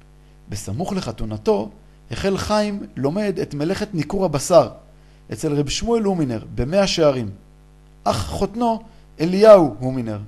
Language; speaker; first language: Hebrew; native; Hebrew